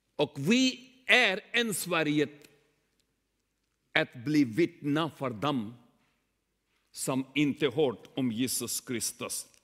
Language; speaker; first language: Swedish; non-native, learner; Urdu